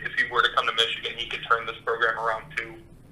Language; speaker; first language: English; native; English